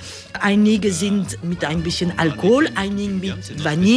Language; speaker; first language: German; non-native, learner; French